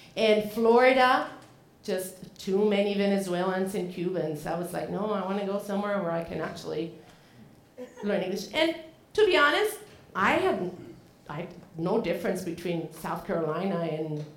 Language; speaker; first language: English; non-native, fluent; Spanish